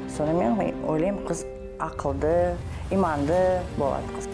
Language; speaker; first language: Kazakh; non-native, local second language; Uzbek